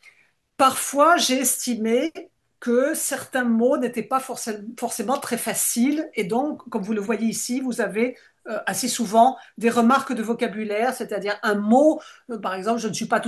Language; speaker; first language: French; native; French